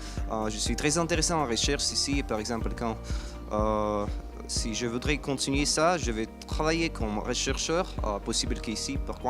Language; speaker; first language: French; non-native, learner; Azerbaijani